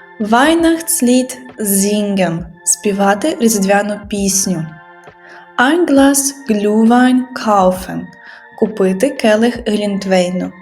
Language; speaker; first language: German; non-native, fluent; Ukrainian